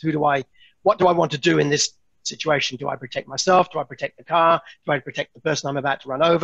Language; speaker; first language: English; native; English